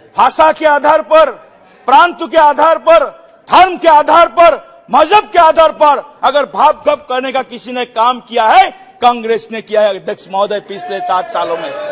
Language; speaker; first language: Hindi; non-native, local second language; Assamese